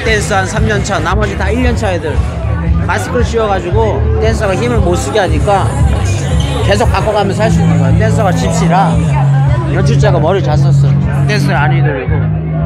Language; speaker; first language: Korean; native; Korean